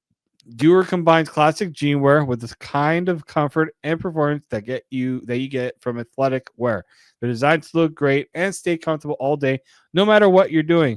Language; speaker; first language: English; native; English